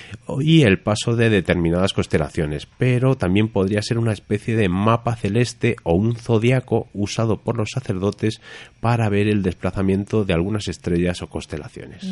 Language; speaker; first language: Spanish; native; Spanish